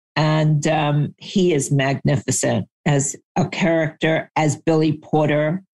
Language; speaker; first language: English; native; English